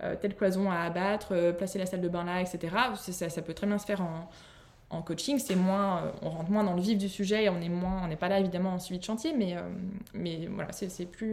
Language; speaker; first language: French; native; French